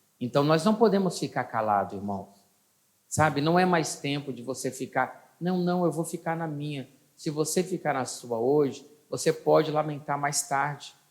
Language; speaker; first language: Portuguese; native; Portuguese